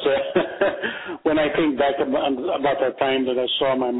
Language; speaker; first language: English; non-native, fluent; Dutch